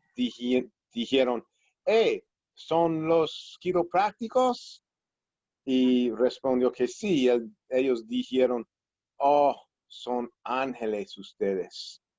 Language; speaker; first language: Spanish; non-native, learner; English